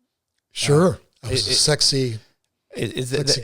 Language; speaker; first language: English; native; English